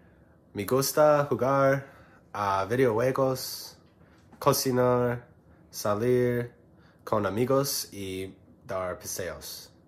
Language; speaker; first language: Spanish; non-native, learner; English